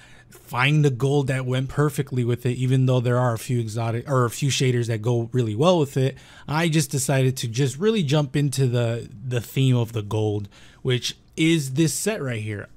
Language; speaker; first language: English; native; English